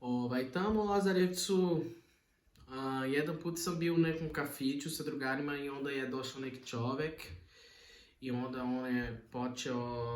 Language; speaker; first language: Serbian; non-native, learner; Portuguese